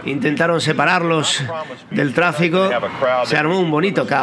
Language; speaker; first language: Spanish; native; Spanish